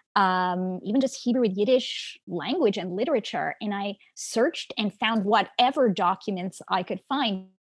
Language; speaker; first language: English; native; English